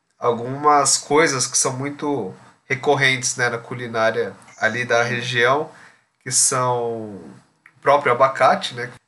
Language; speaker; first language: Portuguese; native; Portuguese